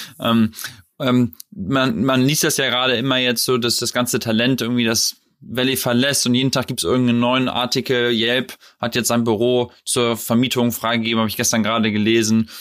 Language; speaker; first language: German; native; German